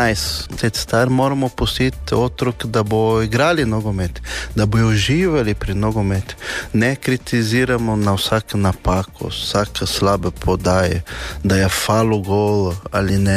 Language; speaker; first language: Slovenian; non-native, learner; Portuguese